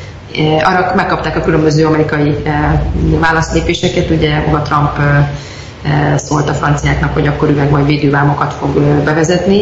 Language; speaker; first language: Hungarian; native; Hungarian